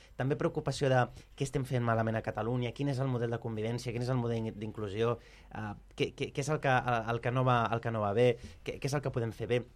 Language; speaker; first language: Catalan; early bilingual, other home language; Arabic